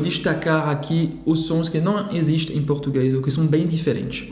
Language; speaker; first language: Portuguese; non-native, fluent; French